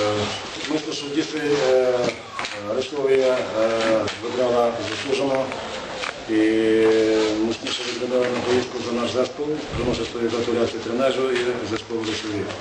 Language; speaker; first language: Polish; non-native, learner; Ukrainian